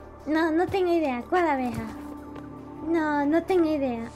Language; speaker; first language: Spanish; non-native, learner; English